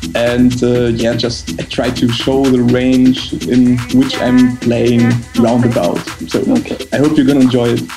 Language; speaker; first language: English; non-native, fluent; German